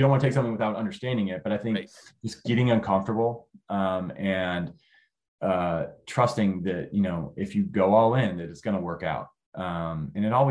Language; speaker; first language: English; native; English